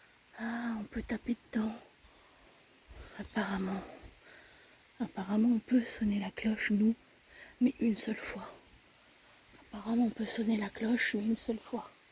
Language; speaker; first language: French; native; French